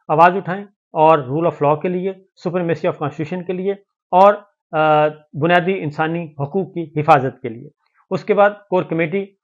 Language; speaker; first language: Urdu; native; Urdu